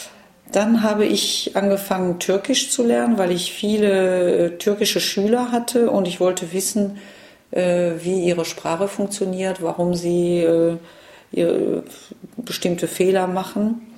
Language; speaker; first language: German; non-native, fluent; French